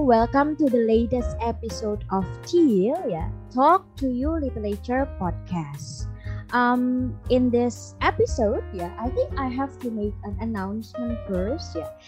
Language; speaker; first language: English; non-native, fluent; Indonesian